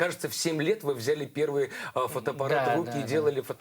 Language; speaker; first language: Russian; native; Russian